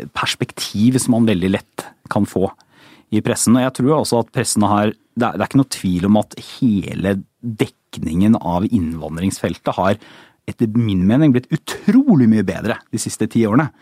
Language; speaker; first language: Norwegian; native; Norwegian